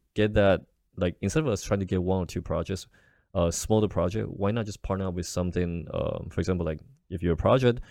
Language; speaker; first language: English; non-native, fluent; Chinese